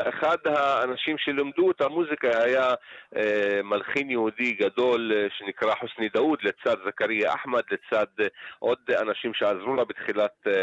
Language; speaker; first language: Hebrew; non-native, local second language; Arabic